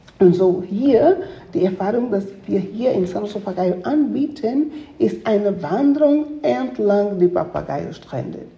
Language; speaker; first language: German; non-native, fluent; Portuguese